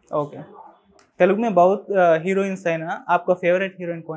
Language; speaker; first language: Hindi; non-native, local second language; Telugu